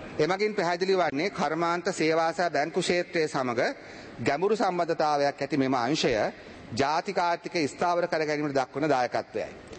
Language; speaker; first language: Sinhala; native; Sinhala